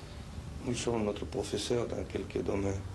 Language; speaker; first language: French; non-native, fluent; Spanish